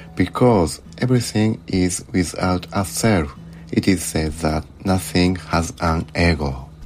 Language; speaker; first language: English; non-native, learner; Japanese